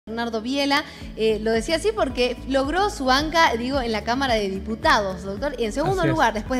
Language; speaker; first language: Spanish; native; Spanish